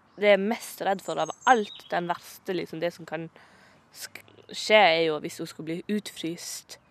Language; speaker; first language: Norwegian; native; Norwegian